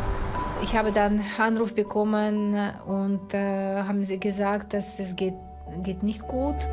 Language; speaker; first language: German; non-native, fluent; Russian